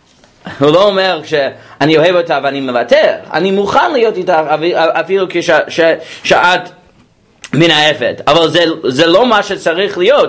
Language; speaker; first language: Hebrew; non-native, fluent; English